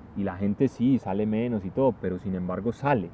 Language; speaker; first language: Spanish; native; Spanish